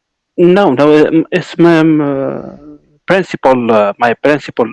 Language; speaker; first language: English; non-native, local second language; Arabic